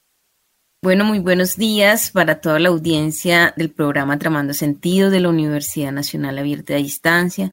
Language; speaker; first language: Spanish; native; Spanish